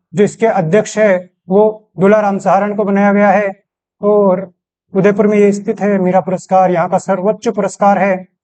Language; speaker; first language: Hindi; native; Hindi